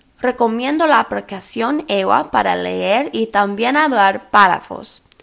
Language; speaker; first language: Spanish; early bilingual, heritage; English